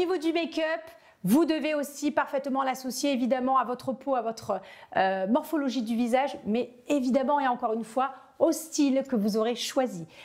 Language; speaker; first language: French; native; French